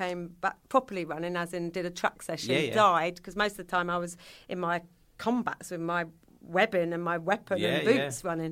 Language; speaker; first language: English; native; English